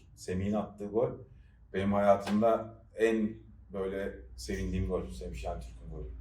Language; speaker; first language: Turkish; native; Turkish